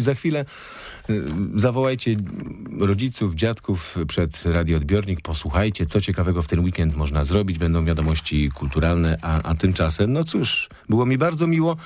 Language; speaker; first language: Polish; native; Polish